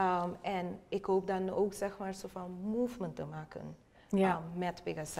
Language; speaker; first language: Dutch; non-native, local second language; Papiamento